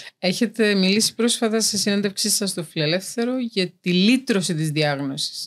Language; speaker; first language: Greek; native; Greek